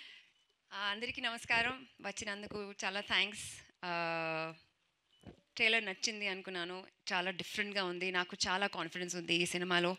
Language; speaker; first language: Telugu; non-native, fluent; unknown